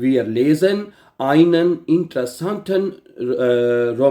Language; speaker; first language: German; non-native, fluent; Urdu